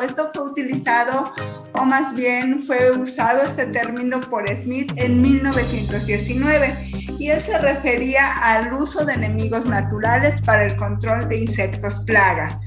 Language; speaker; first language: Spanish; native; Spanish